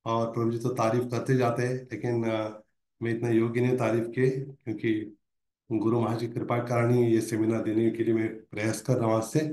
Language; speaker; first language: Hindi; non-native, local second language; Marathi